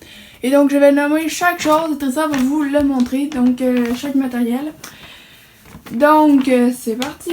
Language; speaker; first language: French; native; French